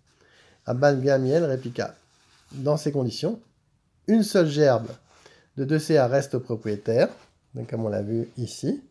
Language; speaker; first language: French; native; French